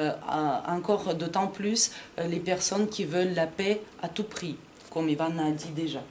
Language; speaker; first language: French; non-native, fluent; Ukrainian